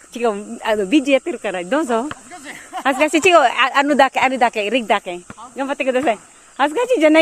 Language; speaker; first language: Japanese; non-native, learner; Filipino